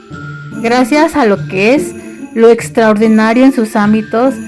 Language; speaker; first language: Spanish; native; Spanish